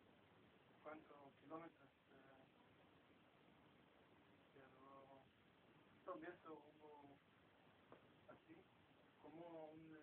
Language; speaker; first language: Spanish; non-native, learner; Hebrew